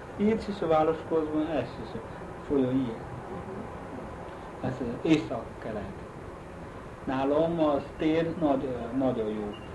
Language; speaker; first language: Hungarian; non-native, learner; Chinese